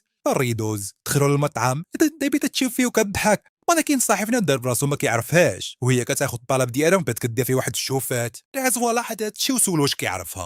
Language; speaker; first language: Arabic; native; Arabic